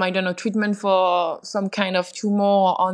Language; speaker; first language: English; non-native, fluent; French